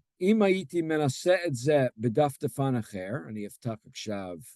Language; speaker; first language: Hebrew; non-native, fluent; English